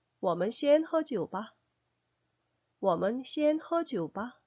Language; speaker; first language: Chinese; non-native, fluent; Korean